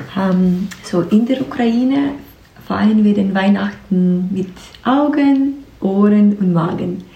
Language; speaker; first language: German; non-native, learner; Ukrainian